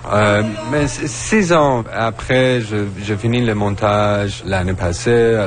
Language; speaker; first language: French; non-native, learner; Persian